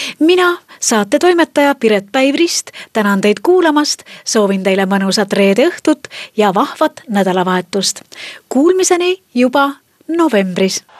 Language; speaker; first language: Estonian; native; Estonian